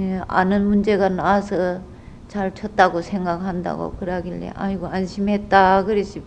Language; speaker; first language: Korean; native; Korean